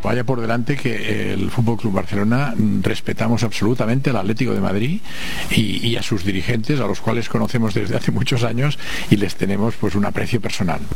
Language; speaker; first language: Spanish; native; Spanish